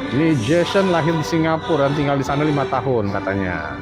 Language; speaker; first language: Indonesian; native; Indonesian